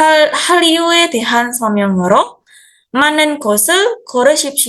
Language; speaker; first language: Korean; non-native, fluent; Indonesian